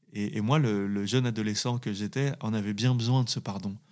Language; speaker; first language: French; native; French